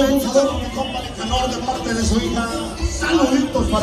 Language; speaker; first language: Spanish; native; Spanish